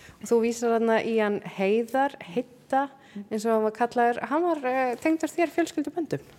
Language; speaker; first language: Icelandic; native; Icelandic